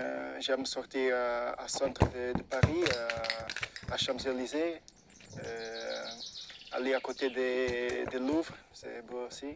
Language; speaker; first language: French; non-native, fluent; Portuguese